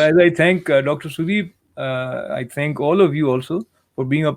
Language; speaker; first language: English; non-native, local second language; Hindi